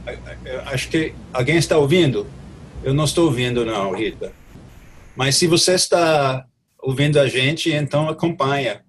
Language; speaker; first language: Portuguese; non-native, fluent; English